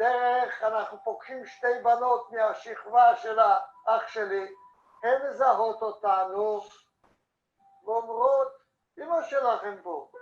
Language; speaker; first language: Hebrew; non-native, fluent; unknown